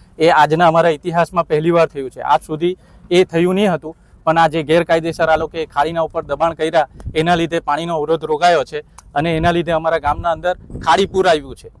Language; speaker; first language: Gujarati; native; Gujarati